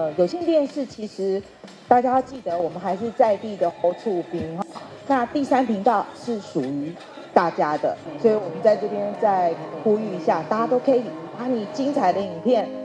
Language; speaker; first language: Chinese; native; Chinese